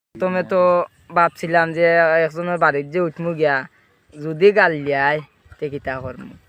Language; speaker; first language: Bangla; non-native, local second language; Sylheti